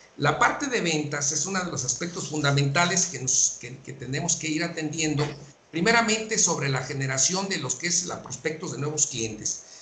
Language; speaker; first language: Spanish; native; Spanish